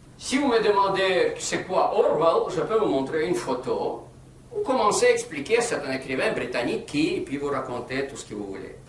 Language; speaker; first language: French; non-native, fluent; Russian